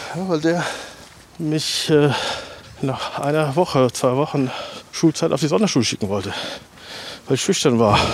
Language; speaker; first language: German; native; German